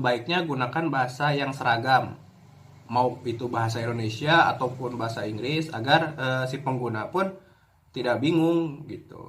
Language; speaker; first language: Indonesian; native; Indonesian